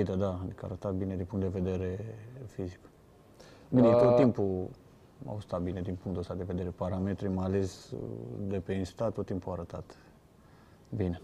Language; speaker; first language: Romanian; native; Romanian